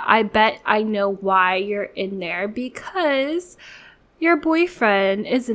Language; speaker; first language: English; native; English